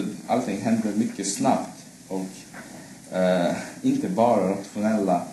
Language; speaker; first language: Swedish; non-native, fluent; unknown